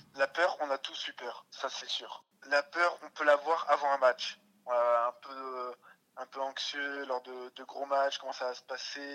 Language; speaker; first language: French; early bilingual, other home language; Russian